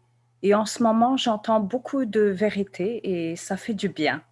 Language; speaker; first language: French; non-native, local second language; Kabyle